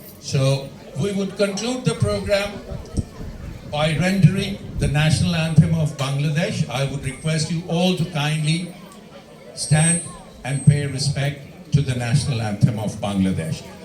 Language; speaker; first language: English; non-native, local second language; Bangla